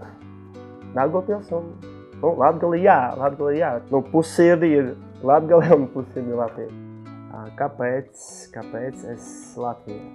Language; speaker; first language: Latvian; non-native, local second language; Russian